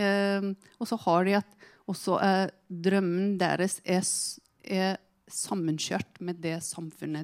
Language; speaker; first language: Norwegian; non-native, fluent; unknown